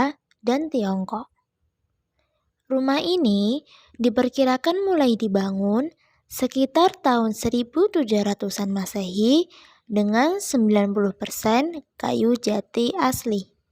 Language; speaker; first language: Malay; non-native, local second language; Javanese